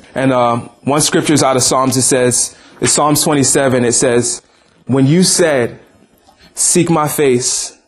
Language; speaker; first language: English; native; English